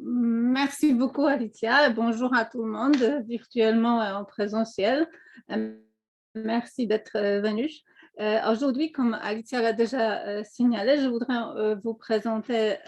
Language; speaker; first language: French; non-native, fluent; Polish